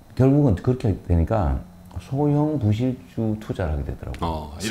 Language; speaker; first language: Korean; native; Korean